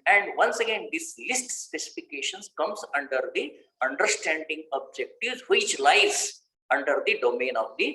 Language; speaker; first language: English; non-native, local second language; Kannada